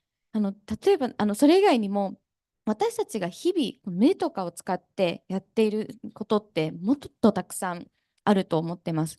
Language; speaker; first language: Japanese; native; Japanese